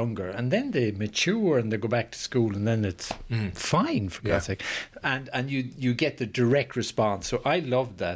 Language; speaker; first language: English; native; English